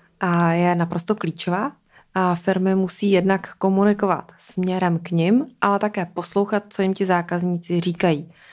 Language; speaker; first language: Czech; native; Czech